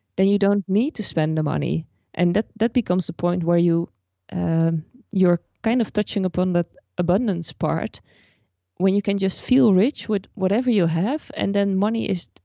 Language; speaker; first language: English; non-native, fluent; Dutch